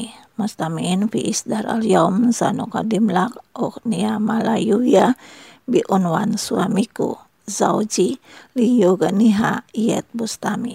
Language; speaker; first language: Arabic; non-native, fluent; Indonesian